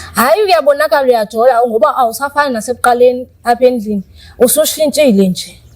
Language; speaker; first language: Zulu; non-native, local second language; Xhosa